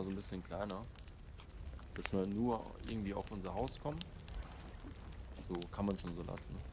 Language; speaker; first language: German; native; German